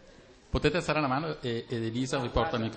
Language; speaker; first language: Italian; native; Italian